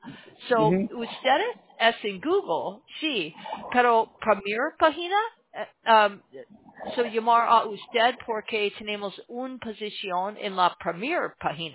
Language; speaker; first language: Spanish; non-native, learner; English